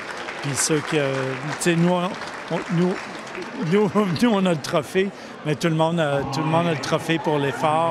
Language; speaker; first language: French; native; French